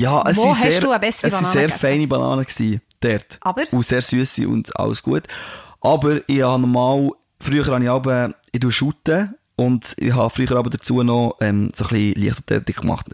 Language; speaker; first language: German; native; German